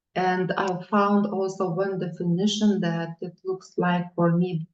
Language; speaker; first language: English; non-native, fluent; Lithuanian